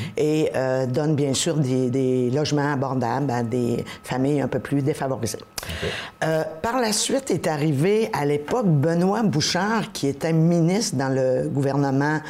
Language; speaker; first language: French; native; French